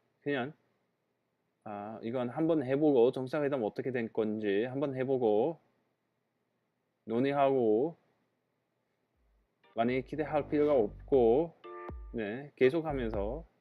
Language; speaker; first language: Korean; non-native, fluent; English